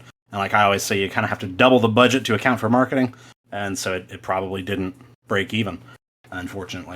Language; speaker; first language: English; native; English